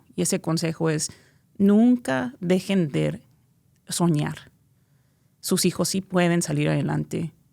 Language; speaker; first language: Spanish; early bilingual, other home language; English